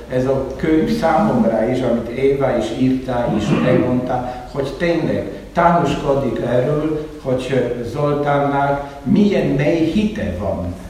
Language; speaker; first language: Hungarian; non-native, fluent; Polish